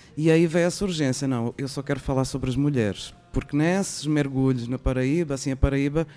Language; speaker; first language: Portuguese; native; Portuguese